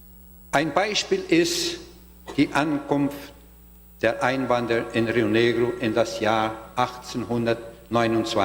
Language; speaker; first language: German; non-native, learner; Portuguese